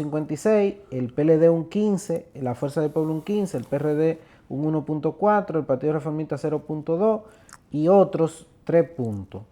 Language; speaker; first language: Spanish; native; Spanish